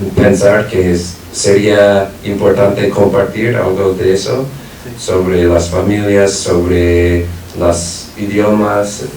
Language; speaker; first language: Spanish; non-native, fluent; English